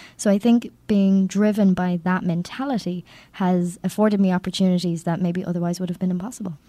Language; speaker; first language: English; native; English